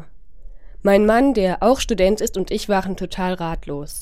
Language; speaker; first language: German; non-native, fluent; Chinese